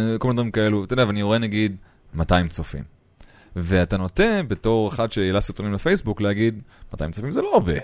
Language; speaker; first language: Hebrew; native; Hebrew